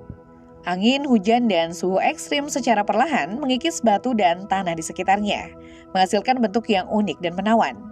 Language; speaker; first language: Indonesian; native; Indonesian